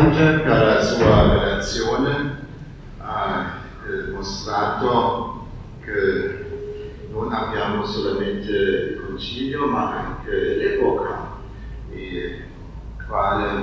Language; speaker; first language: Italian; non-native, fluent; German